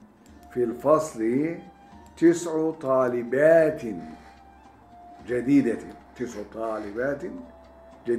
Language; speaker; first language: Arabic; non-native, fluent; Turkish